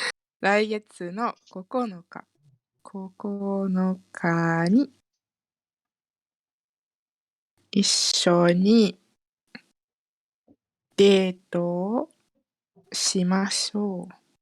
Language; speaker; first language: Japanese; non-native, fluent; Malay